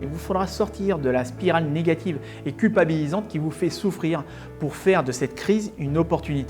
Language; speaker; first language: French; native; French